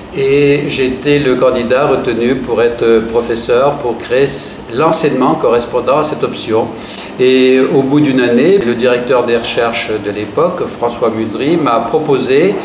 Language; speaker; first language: French; native; French